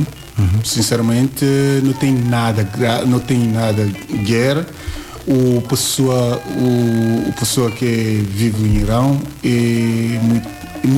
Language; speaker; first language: Portuguese; non-native, learner; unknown